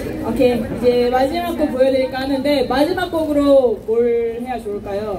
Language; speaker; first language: Korean; non-native, fluent; Japanese